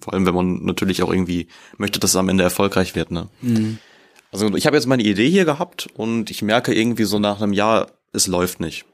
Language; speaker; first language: German; native; German